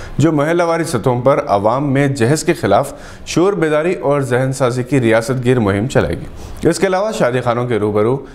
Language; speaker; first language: Urdu; native; Urdu